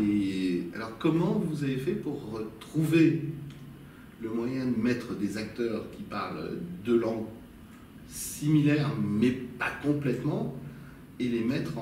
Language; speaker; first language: French; native; French